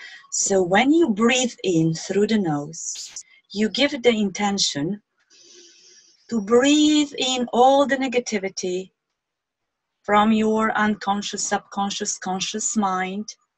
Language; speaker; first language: English; non-native, fluent; Slovenian